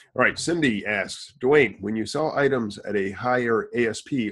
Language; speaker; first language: English; native; English